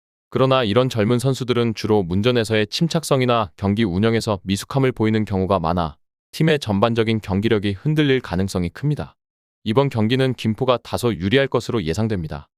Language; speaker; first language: Korean; native; Korean